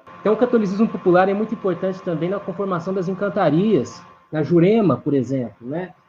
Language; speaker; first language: Portuguese; native; Portuguese